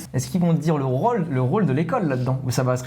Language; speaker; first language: French; native; French